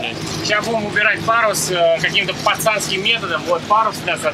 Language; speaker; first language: Russian; native; Russian